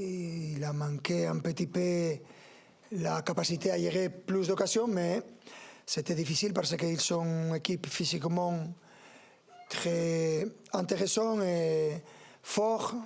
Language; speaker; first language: French; non-native, learner; Spanish